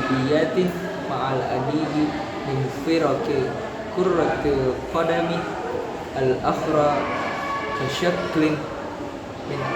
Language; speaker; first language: Arabic; non-native, learner; Indonesian